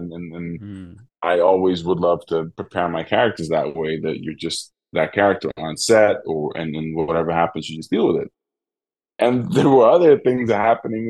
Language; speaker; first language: English; non-native, fluent; Dutch